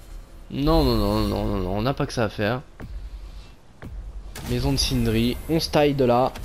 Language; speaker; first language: French; native; French